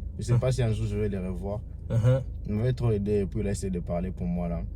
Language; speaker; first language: French; non-native, local second language; Swahili